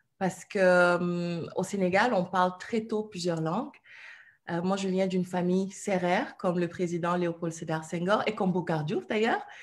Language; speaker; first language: French; non-native, local second language; Wolof